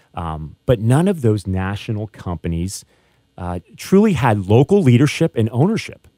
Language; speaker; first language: English; native; English